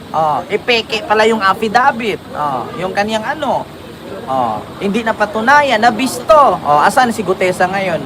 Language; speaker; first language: Filipino; non-native, local second language; Cebuano